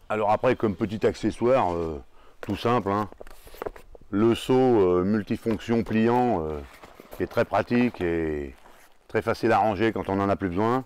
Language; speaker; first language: French; native; French